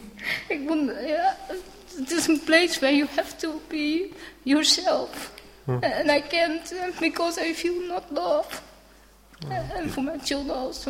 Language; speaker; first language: English; non-native, learner; Dutch